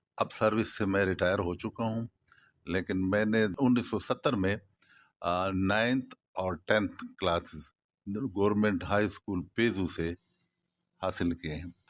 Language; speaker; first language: Urdu; non-native, local second language; Pashto